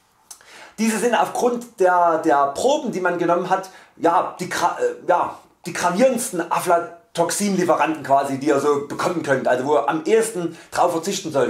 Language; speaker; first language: German; native; German